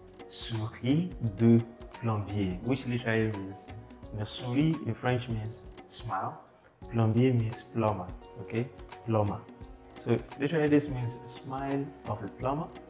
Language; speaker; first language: English; non-native, local second language; Yoruba